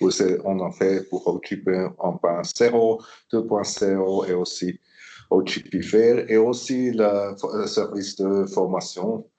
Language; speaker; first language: French; non-native, local second language; German